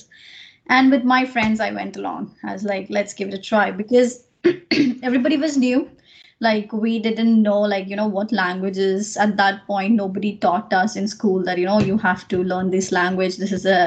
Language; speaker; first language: English; non-native, local second language; Marathi